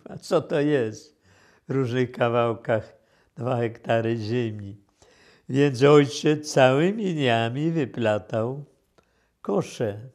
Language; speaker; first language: Polish; native; Polish